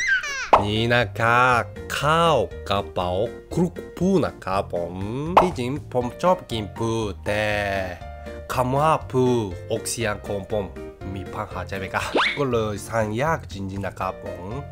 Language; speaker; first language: Thai; non-native, learner; Japanese